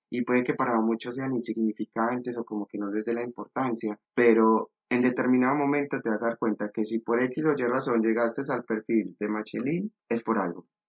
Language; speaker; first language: Spanish; native; Spanish